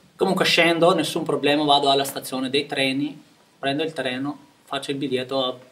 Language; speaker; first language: Italian; non-native, fluent; Albanian